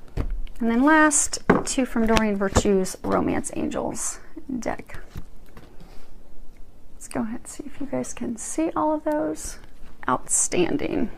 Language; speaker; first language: English; native; English